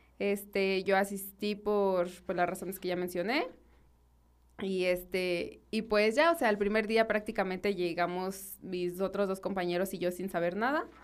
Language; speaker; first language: Spanish; native; Spanish